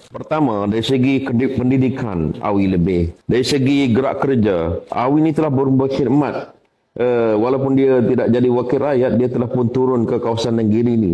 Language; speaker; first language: Malay; native; Malay